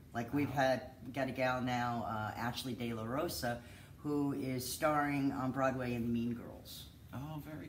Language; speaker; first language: English; native; English